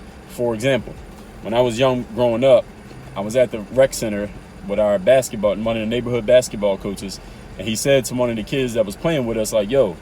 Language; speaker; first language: English; native; English